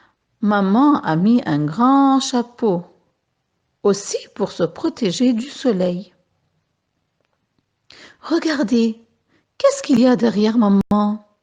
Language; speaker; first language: French; non-native, local second language; Arabic